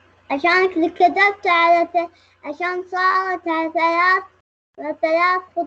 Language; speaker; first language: Arabic; native; Arabic